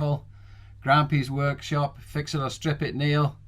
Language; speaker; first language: English; native; English